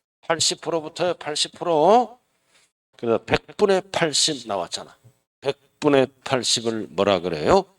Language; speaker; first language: Korean; native; Korean